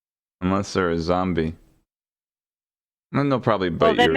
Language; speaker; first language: English; native; English